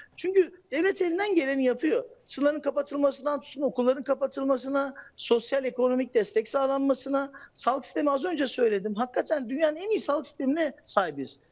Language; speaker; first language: Turkish; native; Turkish